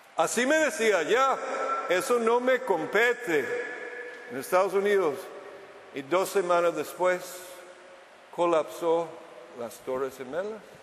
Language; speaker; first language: Spanish; non-native, fluent; English